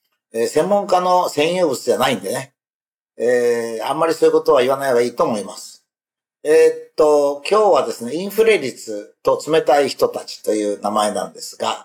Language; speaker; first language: Japanese; native; Japanese